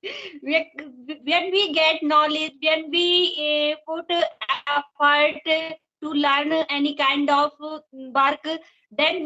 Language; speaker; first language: English; non-native, learner; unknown